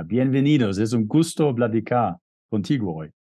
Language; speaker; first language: Spanish; non-native, fluent; German